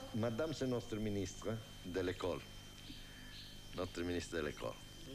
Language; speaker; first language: French; non-native, fluent; Italian